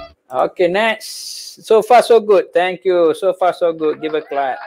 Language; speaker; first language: English; non-native, local second language; Malay